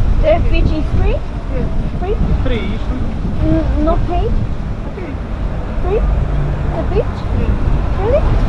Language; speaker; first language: English; non-native, learner; Korean